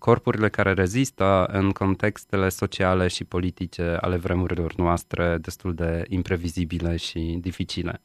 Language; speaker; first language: Romanian; non-native, fluent; Polish